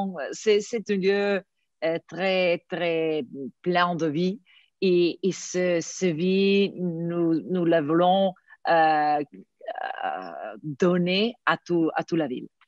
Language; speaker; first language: French; non-native, fluent; Italian